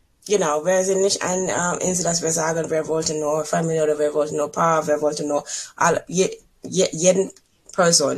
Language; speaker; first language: German; non-native, learner; English